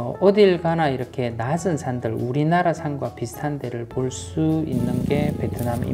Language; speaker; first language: Korean; native; Korean